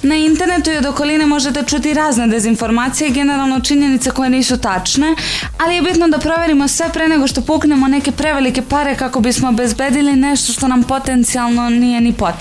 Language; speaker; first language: Serbian; native; Serbian